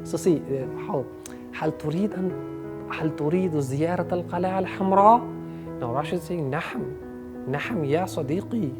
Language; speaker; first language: Arabic; non-native, fluent; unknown